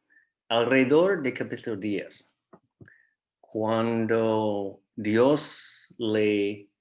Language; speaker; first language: Spanish; non-native, fluent; English